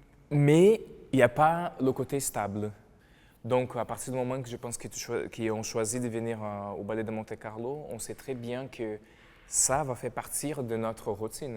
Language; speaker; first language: French; non-native, fluent; Portuguese